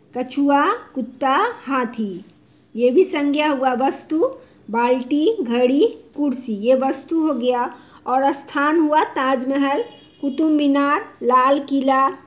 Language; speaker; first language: Hindi; non-native, local second language; Bangla